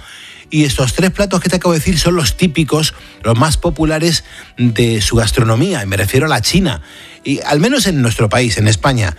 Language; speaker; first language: Spanish; native; Spanish